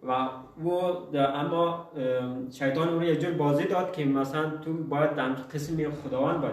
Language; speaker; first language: Persian; early bilingual, heritage; Persian